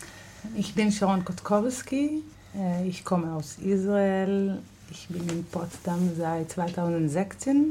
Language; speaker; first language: German; non-native, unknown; Hebrew